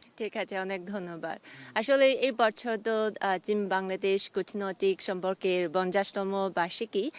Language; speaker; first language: Bangla; non-native, fluent; Chinese